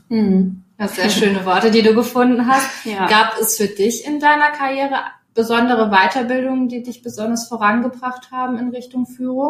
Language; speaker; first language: German; native; German